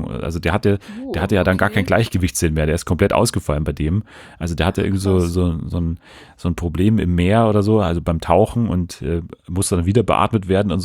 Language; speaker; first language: German; native; German